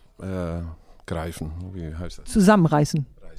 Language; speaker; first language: German; non-native, learner; Dutch